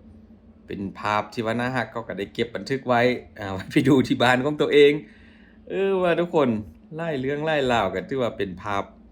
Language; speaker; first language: Thai; non-native, local second language; Lao